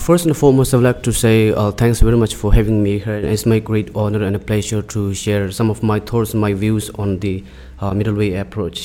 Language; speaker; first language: English; non-native, learner; Tibetan